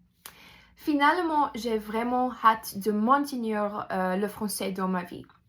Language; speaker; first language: French; non-native, fluent; English